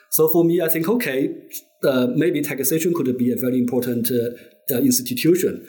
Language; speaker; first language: English; non-native, fluent; Chinese